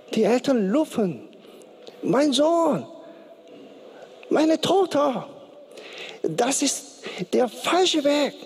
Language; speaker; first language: German; non-native, learner; Korean